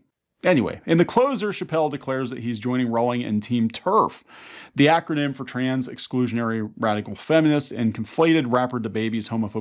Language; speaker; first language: English; native; English